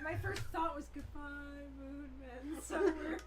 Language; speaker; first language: English; native; English